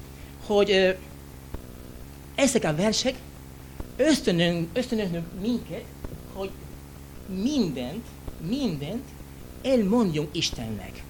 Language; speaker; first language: Hungarian; non-native, learner; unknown